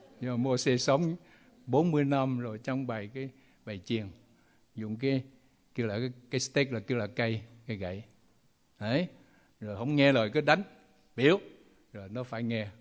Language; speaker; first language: Vietnamese; non-native, local second language; Chinese